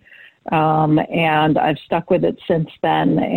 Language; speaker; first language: English; native; English